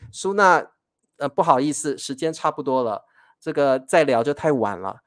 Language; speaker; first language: Chinese; native; Chinese